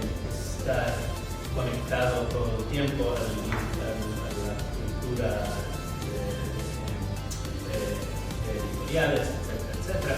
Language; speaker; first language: Spanish; non-native, fluent; English